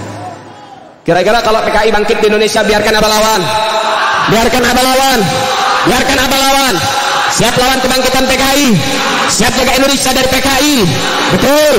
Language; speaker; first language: Indonesian; non-native, local second language; Madurese